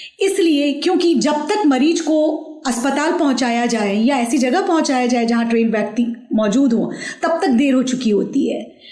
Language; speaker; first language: Hindi; native; Hindi